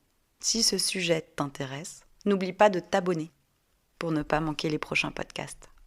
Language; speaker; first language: French; native; French